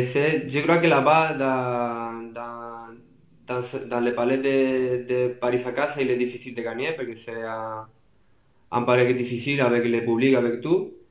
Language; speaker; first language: French; non-native, fluent; Spanish